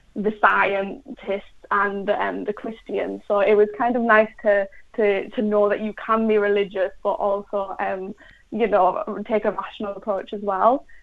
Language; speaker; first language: English; native; English